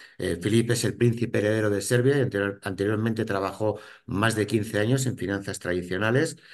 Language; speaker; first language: Spanish; native; Spanish